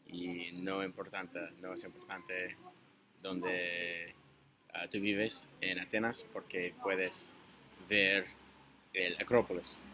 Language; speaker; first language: Spanish; non-native, learner; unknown